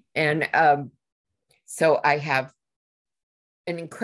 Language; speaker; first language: English; native; English